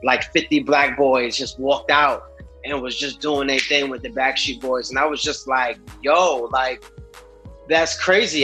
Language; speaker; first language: English; native; English